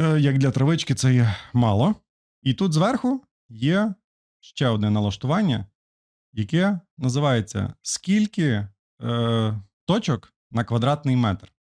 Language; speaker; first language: Ukrainian; native; Ukrainian